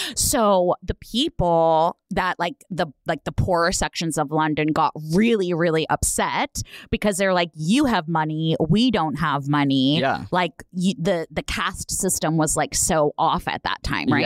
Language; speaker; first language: English; native; English